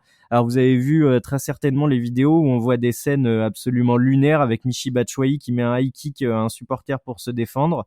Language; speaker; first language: French; native; French